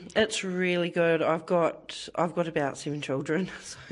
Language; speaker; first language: English; native; English